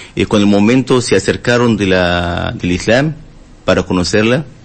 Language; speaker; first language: Spanish; non-native, learner; Arabic